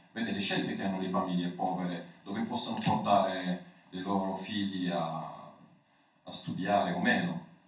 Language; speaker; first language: Italian; non-native, fluent; Arabic